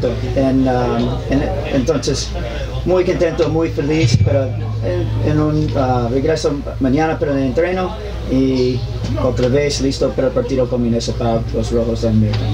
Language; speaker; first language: Spanish; non-native, learner; English